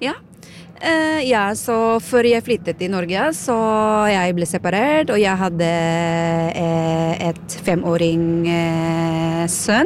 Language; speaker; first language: Norwegian; non-native, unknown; Filipino